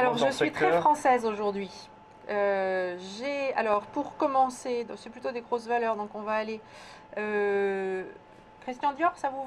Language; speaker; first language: French; native; French